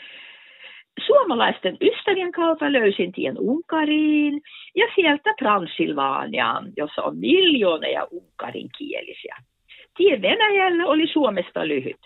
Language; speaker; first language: Finnish; non-native, fluent; Norwegian